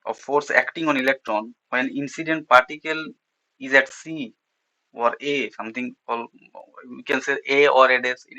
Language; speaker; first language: English; non-native, local second language; Bangla